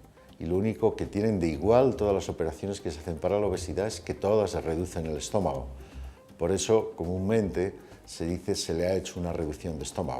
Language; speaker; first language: Spanish; native; Spanish